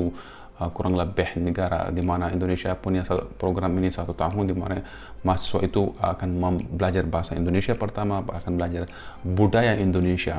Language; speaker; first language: Indonesian; non-native, fluent; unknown